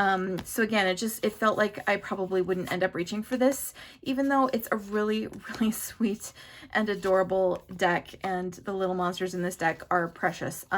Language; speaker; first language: English; native; English